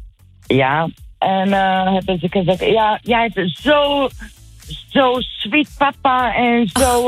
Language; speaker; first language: Dutch; non-native, learner; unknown